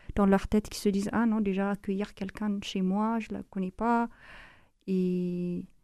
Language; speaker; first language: French; non-native, fluent; Amharic